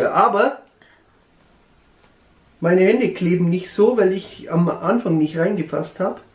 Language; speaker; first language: German; native; German